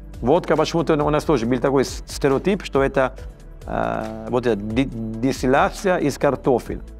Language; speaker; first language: Russian; non-native, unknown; Italian